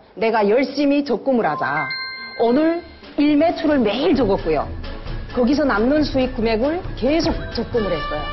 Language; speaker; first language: Korean; native; Korean